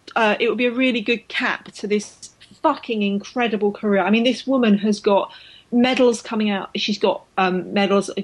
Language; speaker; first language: English; native; English